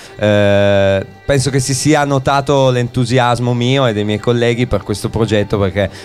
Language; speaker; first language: Italian; native; Italian